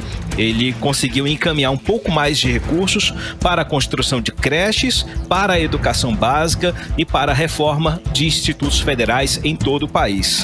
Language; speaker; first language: Portuguese; native; Portuguese